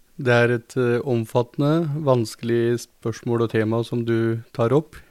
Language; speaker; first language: Norwegian; early bilingual, other home language; Punjabi